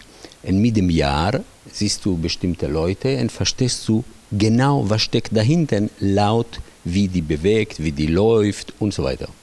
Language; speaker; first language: German; non-native, fluent; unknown